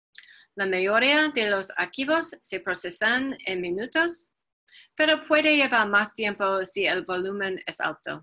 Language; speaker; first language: Spanish; non-native, fluent; English